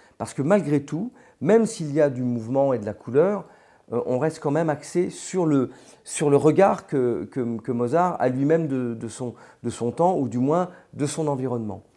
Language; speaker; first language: French; native; French